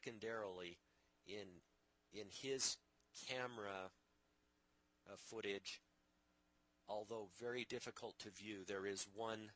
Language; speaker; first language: English; native; English